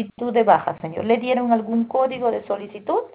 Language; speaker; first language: Spanish; native; Spanish